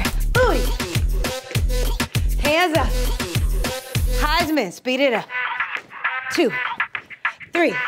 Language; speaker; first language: English; native; English